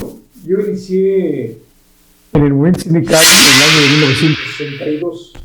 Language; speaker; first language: Spanish; native; Spanish